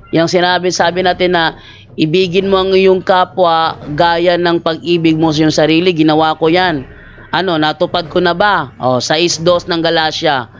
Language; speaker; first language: Filipino; non-native, local second language; Cebuano